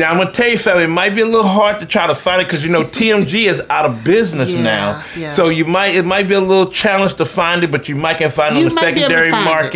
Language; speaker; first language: English; native; English